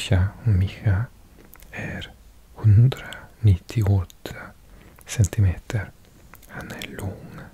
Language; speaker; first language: Swedish; non-native, learner; English